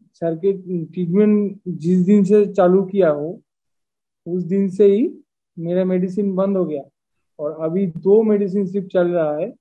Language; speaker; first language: Hindi; non-native, local second language; Bangla